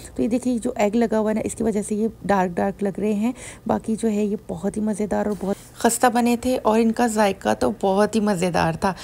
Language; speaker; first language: Urdu; native; Urdu